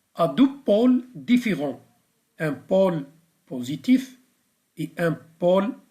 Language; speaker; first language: French; non-native, local second language; Arabic